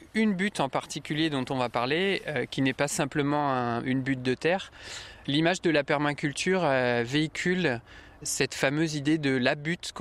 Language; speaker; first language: French; native; French